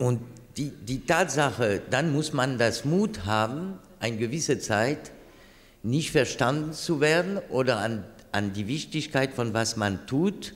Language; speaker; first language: German; non-native, fluent; French